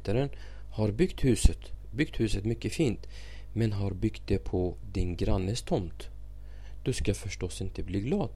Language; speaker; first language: Swedish; non-native, fluent; Arabic